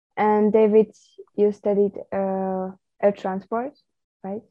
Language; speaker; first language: English; non-native, fluent; Slovak